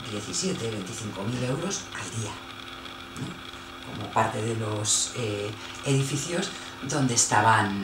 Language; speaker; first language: Spanish; native; Spanish